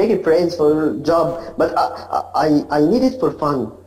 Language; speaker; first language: English; non-native, learner; Arabic